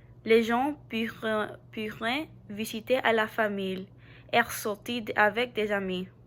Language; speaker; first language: French; non-native, learner; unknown